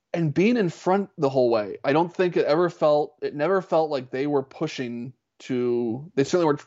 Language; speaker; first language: English; native; English